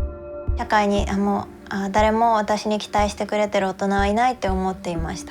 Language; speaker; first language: Japanese; native; Japanese